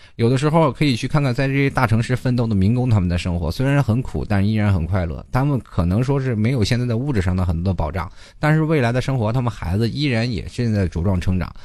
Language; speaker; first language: Chinese; native; Chinese